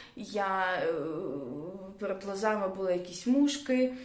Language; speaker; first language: Ukrainian; non-native, local second language; Russian